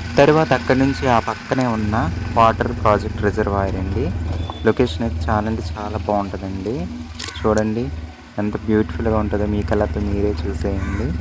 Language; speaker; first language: Telugu; native; Telugu